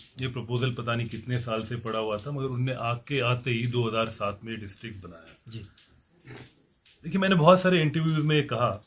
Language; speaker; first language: Hindi; non-native, local second language; Kashmiri